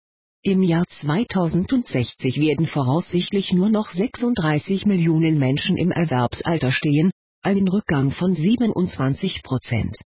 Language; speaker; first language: German; native; German